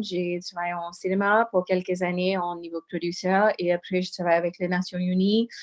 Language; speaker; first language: French; non-native, fluent; English